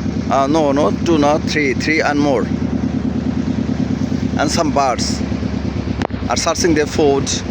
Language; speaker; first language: English; non-native, local second language; Bangla